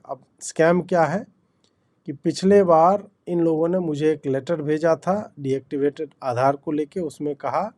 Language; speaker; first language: Hindi; native; Hindi